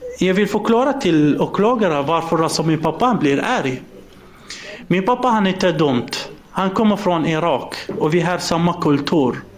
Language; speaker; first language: Swedish; non-native, learner; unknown